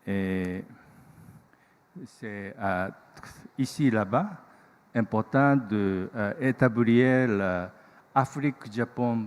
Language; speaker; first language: French; non-native, learner; Japanese